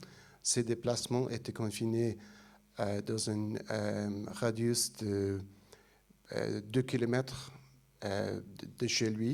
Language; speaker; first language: French; non-native, fluent; English